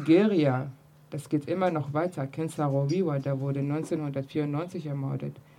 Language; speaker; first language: German; early bilingual, other home language; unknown